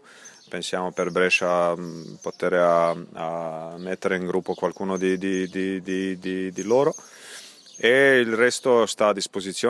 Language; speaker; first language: Italian; non-native, fluent; Croatian